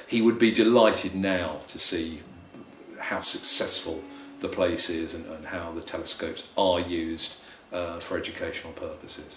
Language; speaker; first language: English; native; English